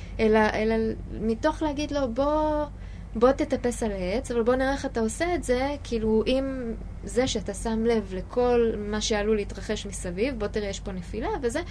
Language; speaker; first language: Hebrew; native; Hebrew